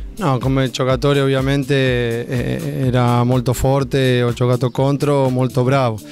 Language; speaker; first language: Italian; non-native, fluent; Spanish